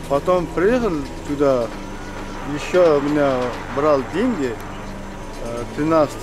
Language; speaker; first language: Russian; non-native, learner; Tajik